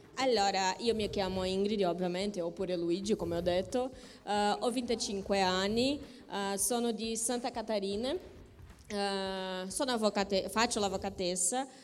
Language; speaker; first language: Italian; non-native, learner; Portuguese